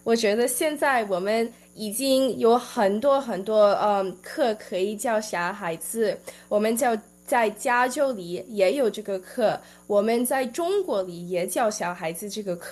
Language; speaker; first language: Chinese; early bilingual, heritage; Chinese